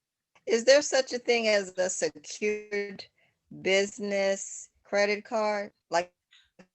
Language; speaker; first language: English; native; English